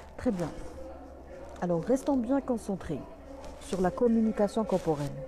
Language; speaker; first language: French; non-native, local second language; Arabic